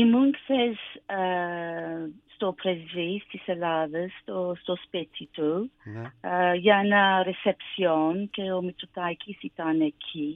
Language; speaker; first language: Greek; non-native, learner; English